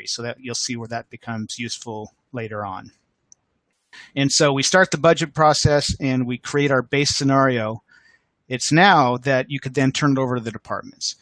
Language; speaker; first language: English; native; English